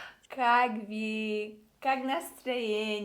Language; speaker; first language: Russian; non-native, learner; Tajik